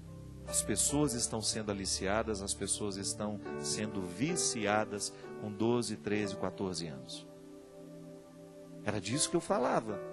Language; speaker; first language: Portuguese; native; Portuguese